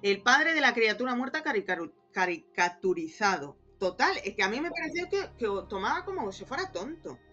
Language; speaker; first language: Spanish; non-native, local second language; Galician